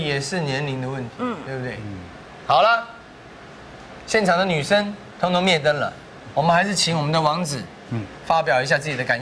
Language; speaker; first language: Chinese; native; Chinese